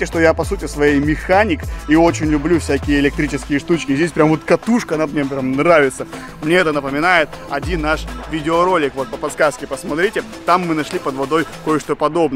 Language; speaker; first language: Russian; native; Russian